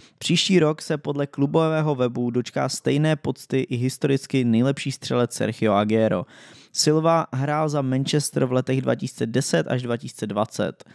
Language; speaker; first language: Czech; native; Czech